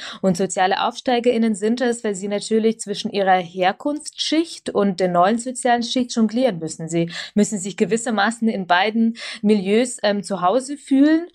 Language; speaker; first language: German; early bilingual, other home language; Russian